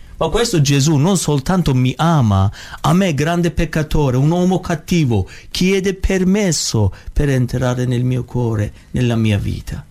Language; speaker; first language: Italian; non-native, learner; Persian